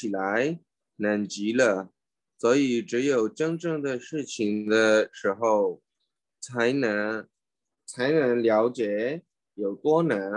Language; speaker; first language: Chinese; non-native, learner; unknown